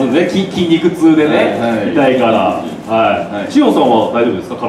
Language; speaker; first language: Japanese; native; Japanese